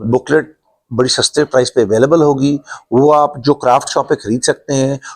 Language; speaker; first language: Hindi; non-native, local second language; Punjabi